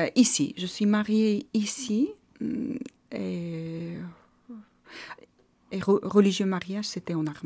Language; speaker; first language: French; non-native, fluent; Armenian